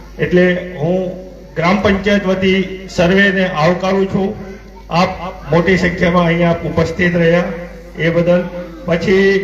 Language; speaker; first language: Gujarati; native; Gujarati